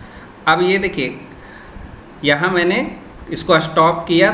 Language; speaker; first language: Hindi; native; Hindi